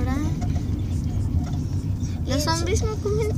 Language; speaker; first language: Spanish; native; Spanish